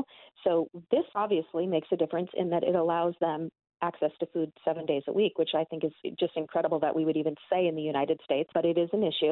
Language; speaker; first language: English; native; English